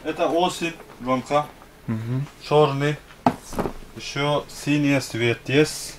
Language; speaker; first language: Russian; non-native, learner; Turkish